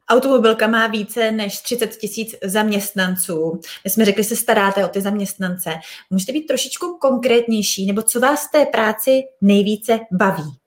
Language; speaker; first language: Czech; native; Czech